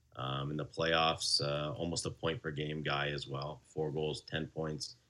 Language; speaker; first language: English; native; English